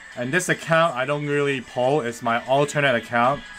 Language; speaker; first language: English; non-native, local second language; Cantonese